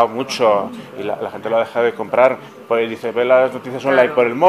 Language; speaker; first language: Spanish; native; Spanish